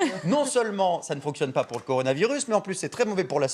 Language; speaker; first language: French; native; French